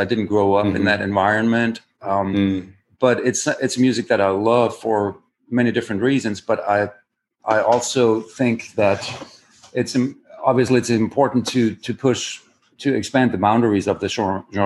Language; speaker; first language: English; non-native, fluent; German